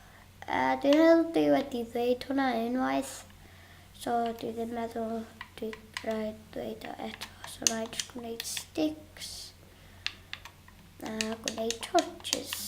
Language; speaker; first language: Welsh; non-native, local second language; English